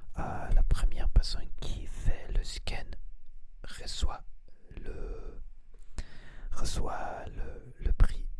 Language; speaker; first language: French; non-native, learner; Spanish